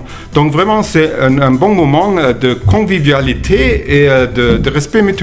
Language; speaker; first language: French; non-native, fluent; German